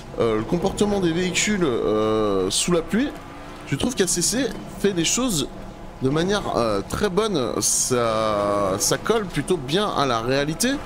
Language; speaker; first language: French; native; French